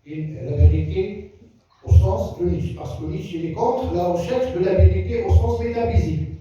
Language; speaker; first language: French; non-native, local second language; Arabic